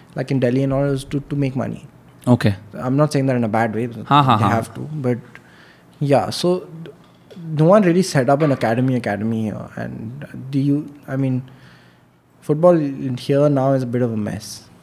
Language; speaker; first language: English; non-native, local second language; Hindi